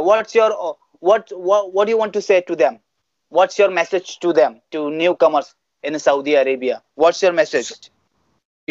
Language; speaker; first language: English; non-native, fluent; Bangla